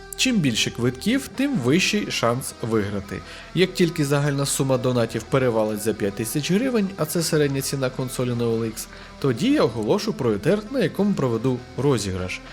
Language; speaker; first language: Ukrainian; native; Ukrainian